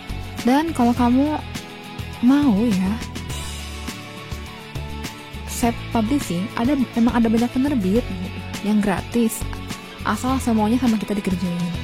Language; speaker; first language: Indonesian; native; Indonesian